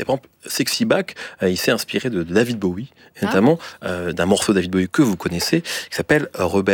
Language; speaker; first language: French; native; French